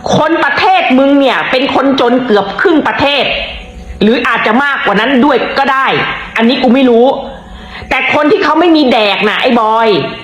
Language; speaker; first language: Thai; native; Thai